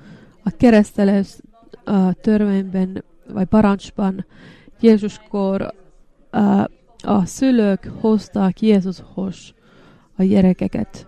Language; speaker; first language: Hungarian; non-native, learner; Finnish